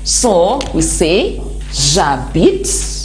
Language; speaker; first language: French; non-native, fluent; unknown